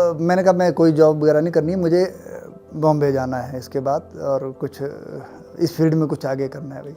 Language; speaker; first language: Hindi; native; Hindi